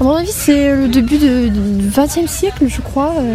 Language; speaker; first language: French; non-native, fluent; Russian